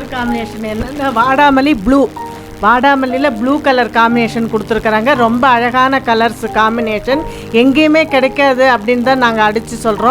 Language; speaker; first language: Tamil; native; Tamil